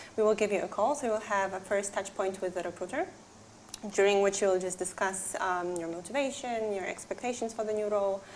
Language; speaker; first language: English; non-native, fluent; Polish